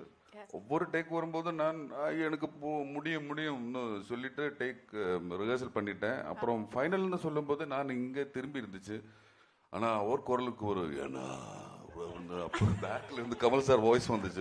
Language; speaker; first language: Tamil; non-native, learner; Malayalam